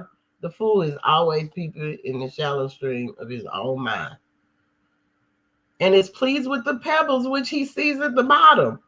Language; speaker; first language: English; native; English